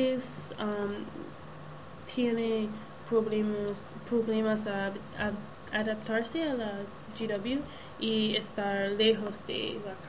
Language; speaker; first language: Spanish; non-native, learner; English